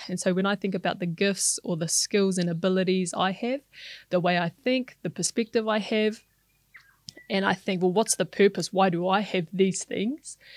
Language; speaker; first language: English; non-native, local second language; Māori